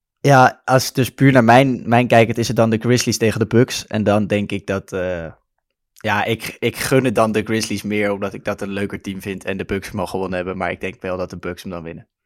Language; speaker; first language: Dutch; native; Dutch